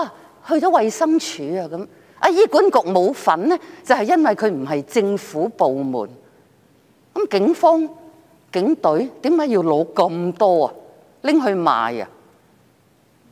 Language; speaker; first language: Chinese; non-native, local second language; Cantonese